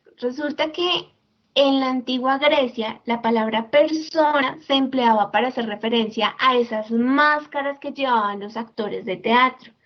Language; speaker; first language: Spanish; native; Spanish